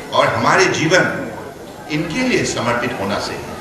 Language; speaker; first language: Hindi; non-native, local second language; Assamese